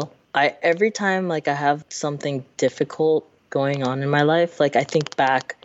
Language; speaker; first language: English; native; English